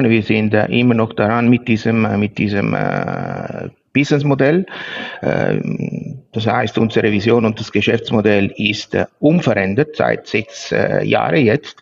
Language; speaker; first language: German; non-native, fluent; Italian